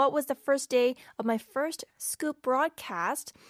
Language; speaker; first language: English; non-native, fluent; Korean